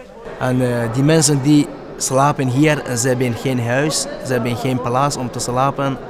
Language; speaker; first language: Dutch; non-native, learner; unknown